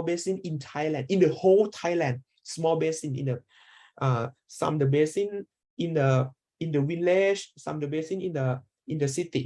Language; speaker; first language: English; non-native, learner; Thai